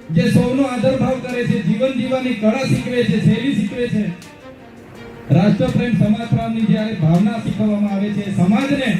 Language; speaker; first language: Gujarati; non-native, local second language; Vasavi